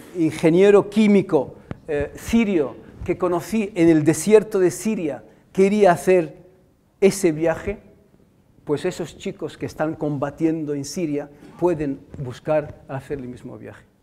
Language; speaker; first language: Spanish; non-native, fluent; Arabic